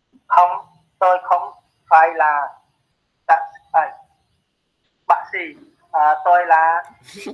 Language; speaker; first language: Vietnamese; non-native, learner; Khmer